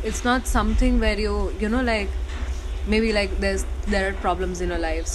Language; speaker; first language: English; non-native, local second language; Gujarati